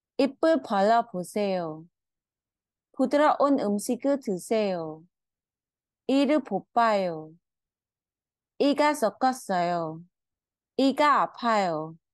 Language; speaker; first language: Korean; non-native, fluent; Khmer